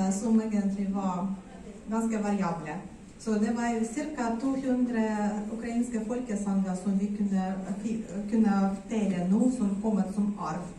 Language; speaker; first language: Swedish; non-native, fluent; Ukrainian